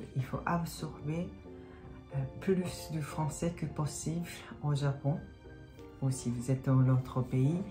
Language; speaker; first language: French; non-native, fluent; Japanese